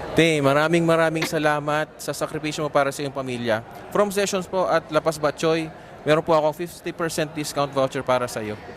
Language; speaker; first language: Filipino; native; Filipino